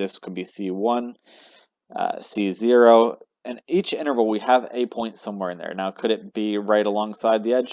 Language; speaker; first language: English; native; English